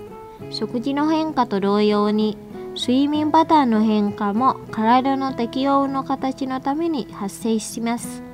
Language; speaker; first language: Japanese; non-native, fluent; Indonesian